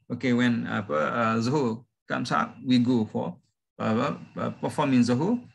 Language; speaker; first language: English; non-native, local second language; Malay